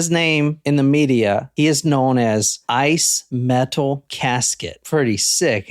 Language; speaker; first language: English; native; English